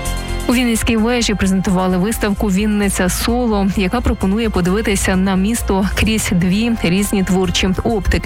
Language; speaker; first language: Ukrainian; native; Ukrainian